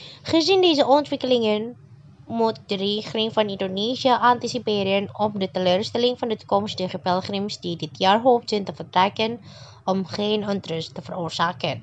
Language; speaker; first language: Dutch; non-native, fluent; Indonesian